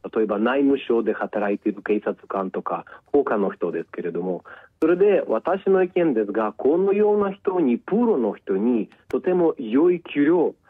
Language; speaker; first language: Japanese; non-native, fluent; Ukrainian